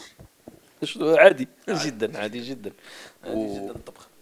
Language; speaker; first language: Arabic; native; Arabic